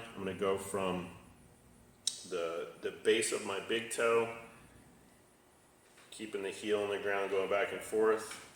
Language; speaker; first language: English; native; English